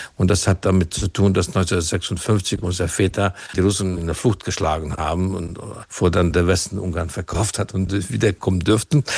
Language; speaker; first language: German; non-native, fluent; Hungarian